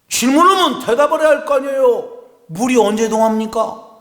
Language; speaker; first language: Korean; native; Korean